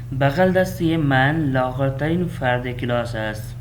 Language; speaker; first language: Persian; non-native, fluent; Urdu